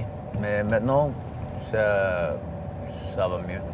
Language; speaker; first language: French; non-native, learner; Icelandic